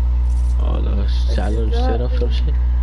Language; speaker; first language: English; native; English